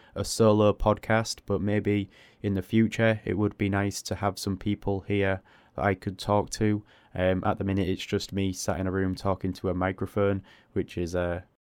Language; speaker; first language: English; native; English